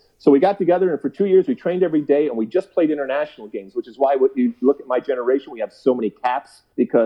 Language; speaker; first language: English; native; English